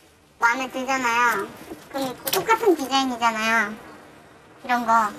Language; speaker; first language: Korean; native; Korean